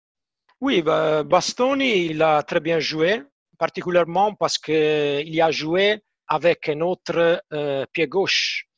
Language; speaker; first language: French; non-native, fluent; Italian